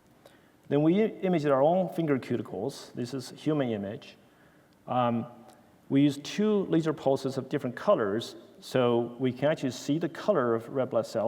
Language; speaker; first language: English; non-native, fluent; Chinese